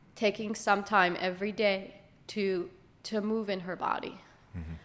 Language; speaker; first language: English; early bilingual, other home language; Hebrew